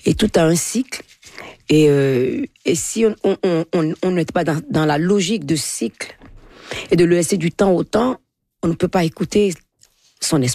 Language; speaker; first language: French; non-native, local second language; Fon